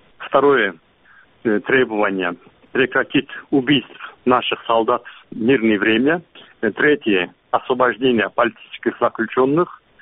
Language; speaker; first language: Russian; non-native, local second language; Azerbaijani